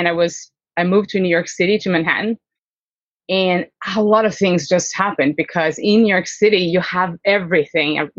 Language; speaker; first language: English; non-native, fluent; Portuguese